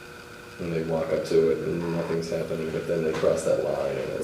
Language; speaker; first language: English; native; English